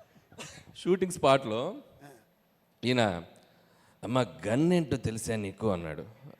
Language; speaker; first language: Telugu; native; Telugu